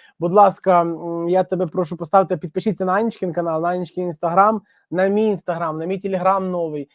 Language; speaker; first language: Ukrainian; non-native, local second language; Russian